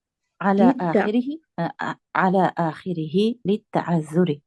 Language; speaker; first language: Arabic; non-native, fluent; Uzbek